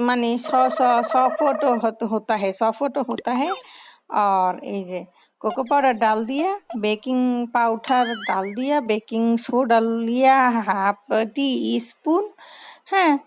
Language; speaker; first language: Hindi; non-native, learner; Bangla